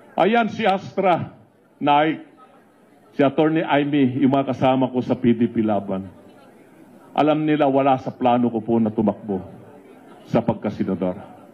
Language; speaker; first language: Filipino; non-native, local second language; Iloko